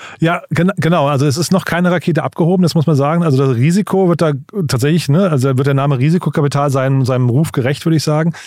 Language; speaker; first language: German; native; German